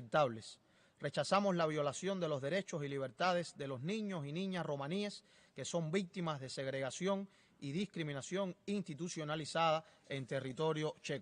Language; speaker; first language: Spanish; native; Spanish